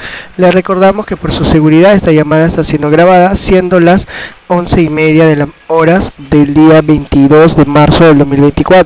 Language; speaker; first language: Spanish; native; Spanish